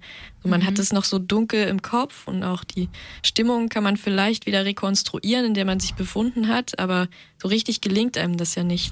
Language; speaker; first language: German; native; German